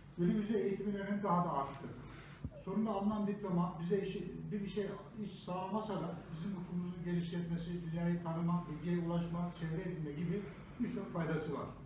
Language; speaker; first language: Turkish; native; Turkish